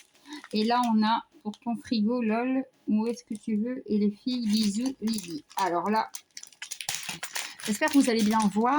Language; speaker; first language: French; native; French